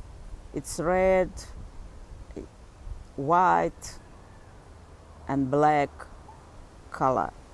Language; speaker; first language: English; non-native, learner; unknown